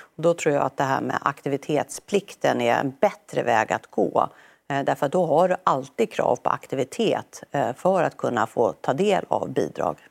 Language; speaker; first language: Swedish; native; Swedish